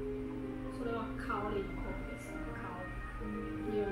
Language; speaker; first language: Japanese; non-native, fluent; Chinese